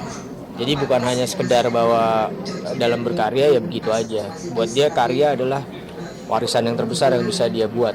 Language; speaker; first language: Indonesian; native; Indonesian